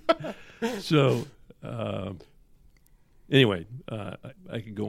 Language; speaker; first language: English; native; English